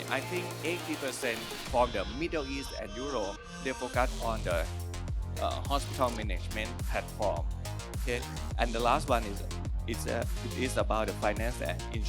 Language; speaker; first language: English; non-native, learner; Thai